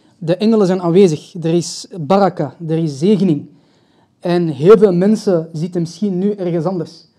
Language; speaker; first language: Dutch; early bilingual, other home language; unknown